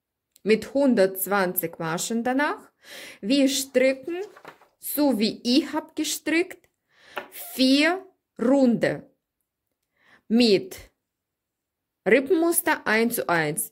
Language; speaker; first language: German; non-native, learner; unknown